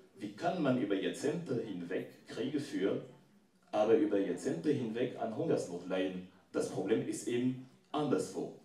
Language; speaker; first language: German; non-native, fluent; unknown